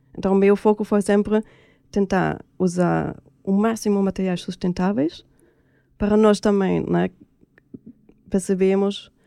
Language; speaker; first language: Portuguese; non-native, fluent; German